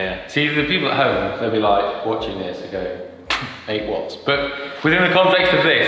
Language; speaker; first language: English; native; English